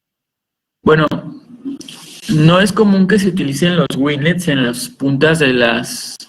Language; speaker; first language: Spanish; native; Spanish